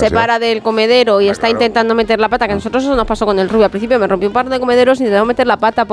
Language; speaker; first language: Spanish; native; Spanish